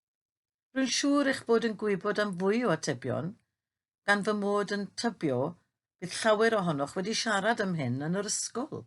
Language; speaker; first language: Welsh; native; Welsh